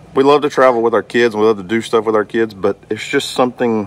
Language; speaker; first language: English; native; English